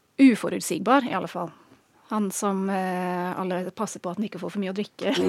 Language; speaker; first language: Norwegian; non-native, fluent; English